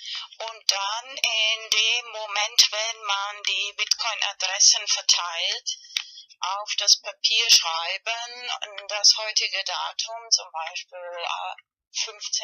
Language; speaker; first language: German; non-native, fluent; Spanish